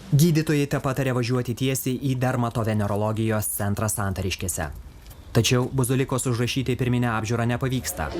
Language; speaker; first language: Lithuanian; native; Lithuanian